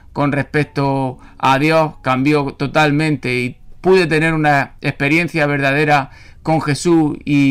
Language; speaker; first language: Spanish; native; Spanish